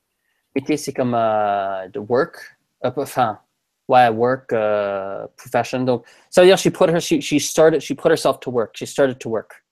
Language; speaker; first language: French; non-native, fluent; English